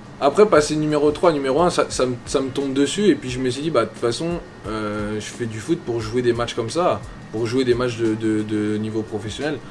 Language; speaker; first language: French; native; French